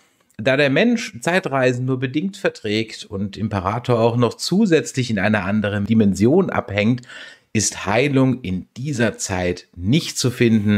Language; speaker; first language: German; native; German